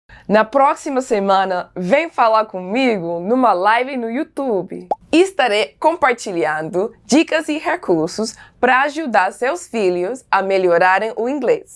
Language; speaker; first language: Portuguese; non-native, fluent; English